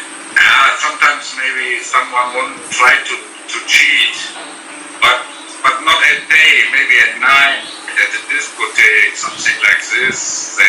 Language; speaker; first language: English; non-native, fluent; German